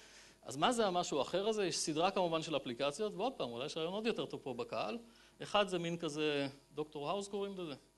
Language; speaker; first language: Hebrew; native; Hebrew